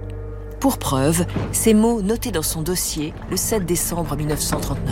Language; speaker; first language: French; native; French